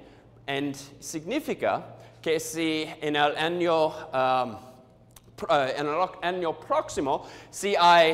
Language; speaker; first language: Spanish; non-native, learner; English